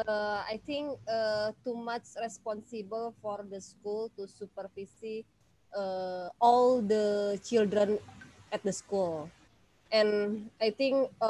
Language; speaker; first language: English; non-native, learner; Indonesian